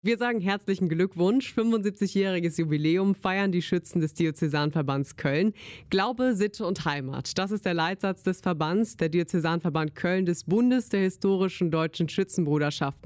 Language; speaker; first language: German; native; German